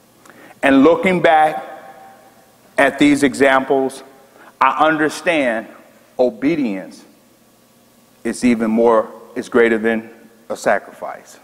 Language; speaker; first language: English; native; English